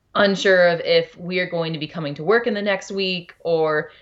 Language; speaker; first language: English; native; English